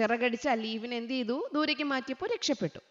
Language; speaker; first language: Malayalam; native; Malayalam